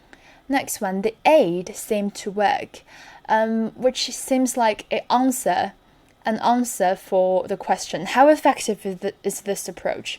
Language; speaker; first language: English; non-native, fluent; Chinese